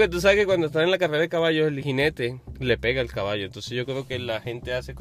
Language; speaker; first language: Spanish; native; Spanish